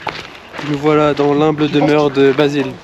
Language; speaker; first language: French; native; French